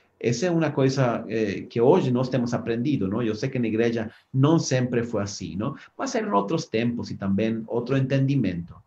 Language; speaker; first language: Portuguese; non-native, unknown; Spanish